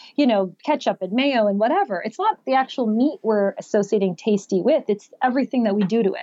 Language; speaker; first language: English; native; English